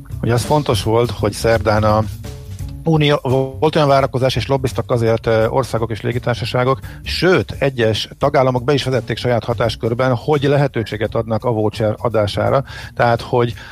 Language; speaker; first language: Hungarian; native; Hungarian